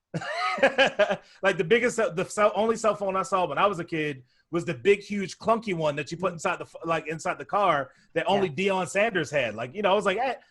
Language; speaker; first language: English; native; English